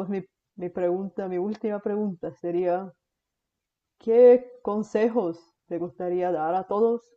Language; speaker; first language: Spanish; non-native, fluent; Bulgarian